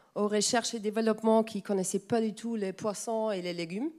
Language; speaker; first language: French; non-native, fluent; German